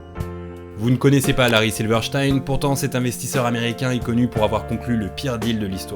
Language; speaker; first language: French; native; French